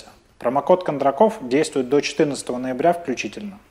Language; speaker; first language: Russian; native; Russian